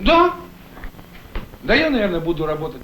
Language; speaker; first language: Russian; native; Russian